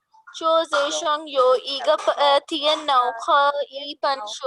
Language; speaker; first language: Chinese; non-native, learner; Urdu